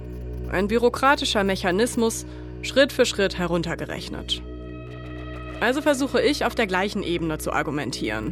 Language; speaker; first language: German; native; German